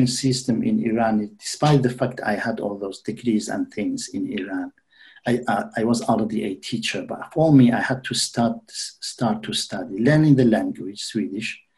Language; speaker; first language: English; non-native, fluent; Central Kurdish